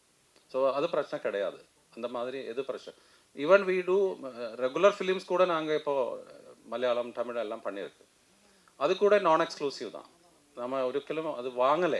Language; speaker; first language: Tamil; non-native, fluent; Malayalam